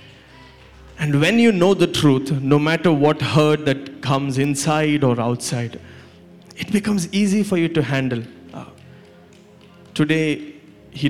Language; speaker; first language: English; non-native, local second language; Malayalam